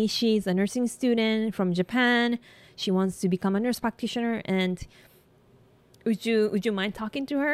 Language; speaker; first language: English; non-native, fluent; Japanese